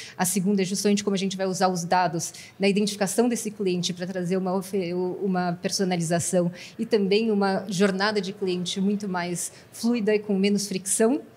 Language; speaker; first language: Portuguese; native; Portuguese